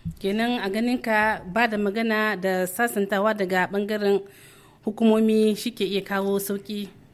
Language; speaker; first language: Hausa; native; Hausa